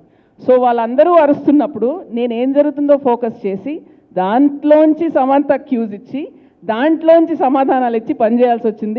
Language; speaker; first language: Telugu; native; Telugu